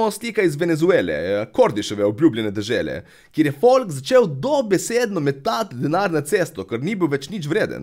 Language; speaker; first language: Slovenian; native; Slovenian